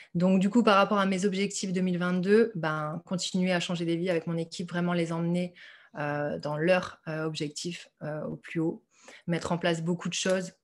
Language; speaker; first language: French; native; French